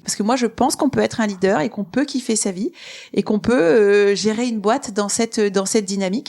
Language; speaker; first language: French; native; French